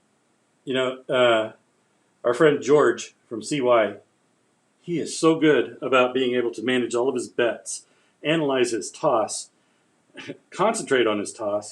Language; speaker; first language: English; native; English